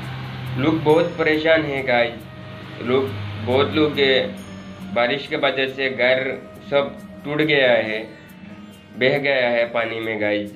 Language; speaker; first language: Hindi; non-native, local second language; Bangla